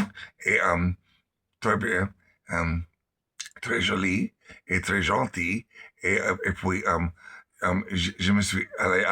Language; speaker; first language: French; non-native, learner; English